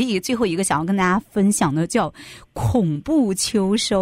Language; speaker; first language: Chinese; native; Chinese